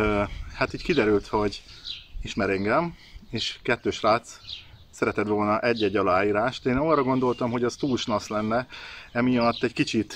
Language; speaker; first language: Hungarian; native; Hungarian